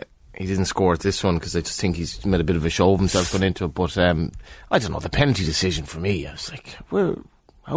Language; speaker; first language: English; native; English